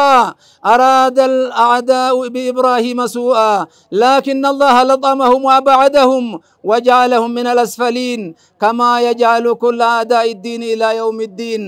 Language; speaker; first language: Arabic; non-native, fluent; Oromo